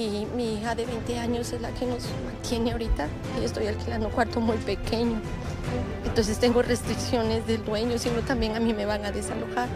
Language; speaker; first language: Spanish; native; Spanish